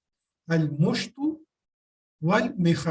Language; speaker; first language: Arabic; non-native, fluent; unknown